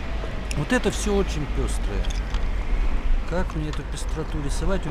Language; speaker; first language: Russian; native; Russian